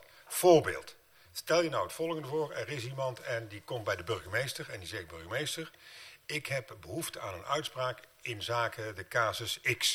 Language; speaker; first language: Dutch; native; Dutch